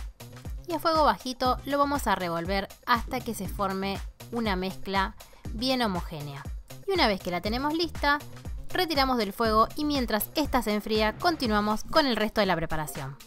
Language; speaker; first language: Spanish; native; Spanish